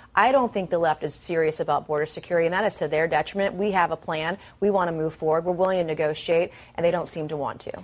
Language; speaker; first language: English; native; English